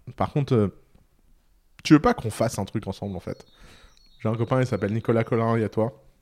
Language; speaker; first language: French; early bilingual, other home language; Arabic